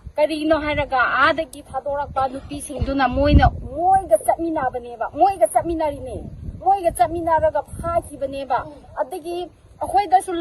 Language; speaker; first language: Manipuri; non-native, local second language; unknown